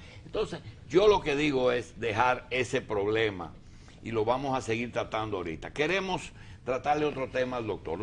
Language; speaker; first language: Spanish; native; Spanish